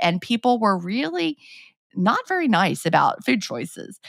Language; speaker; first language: English; native; English